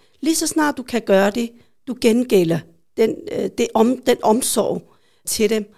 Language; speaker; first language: Danish; early bilingual, other home language; Vietnamese